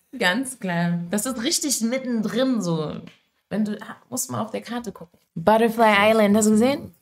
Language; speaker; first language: German; native; German